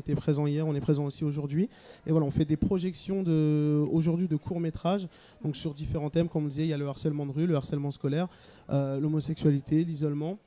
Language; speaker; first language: French; native; French